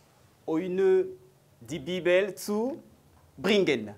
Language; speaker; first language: German; non-native, learner; French